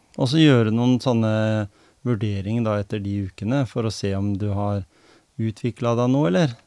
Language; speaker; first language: Norwegian; native; Norwegian